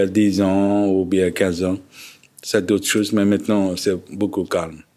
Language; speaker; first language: French; non-native, fluent; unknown